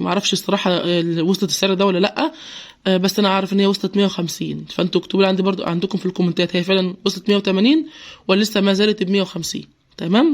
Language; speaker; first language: Arabic; native; Arabic